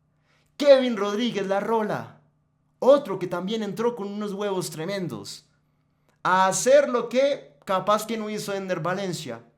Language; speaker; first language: Spanish; native; Spanish